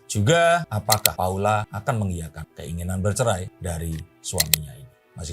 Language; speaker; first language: Indonesian; native; Indonesian